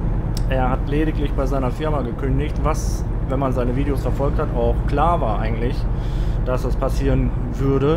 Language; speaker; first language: German; native; German